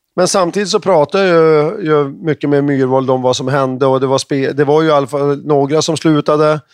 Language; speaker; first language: Swedish; native; Swedish